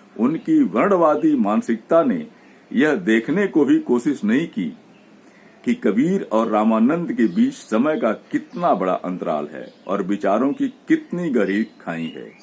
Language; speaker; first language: Hindi; native; Hindi